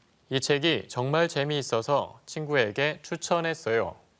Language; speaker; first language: Korean; native; Korean